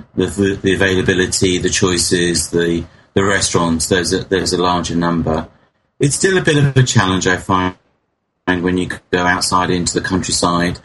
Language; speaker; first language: English; native; English